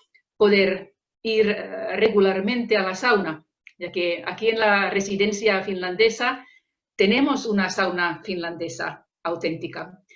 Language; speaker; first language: Spanish; non-native, fluent; Finnish